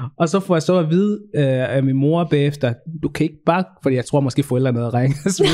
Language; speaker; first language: Danish; early bilingual, other home language; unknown